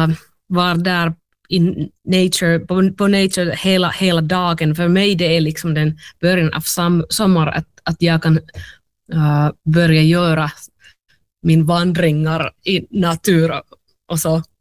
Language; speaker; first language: Swedish; non-native, learner; Finnish